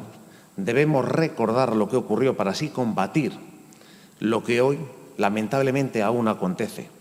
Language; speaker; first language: Spanish; native; Spanish